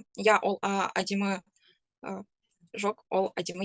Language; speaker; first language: Kazakh; non-native, learner; Russian